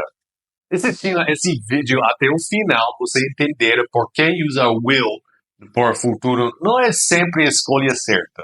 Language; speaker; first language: Portuguese; non-native, fluent; English